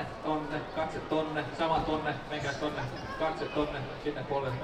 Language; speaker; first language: Finnish; native; Finnish